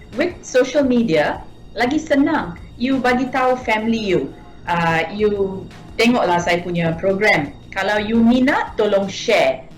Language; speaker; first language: Malay; non-native, local second language; Tamil